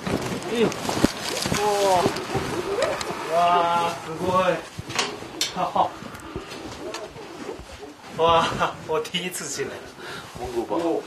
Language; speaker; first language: Chinese; non-native, fluent; Japanese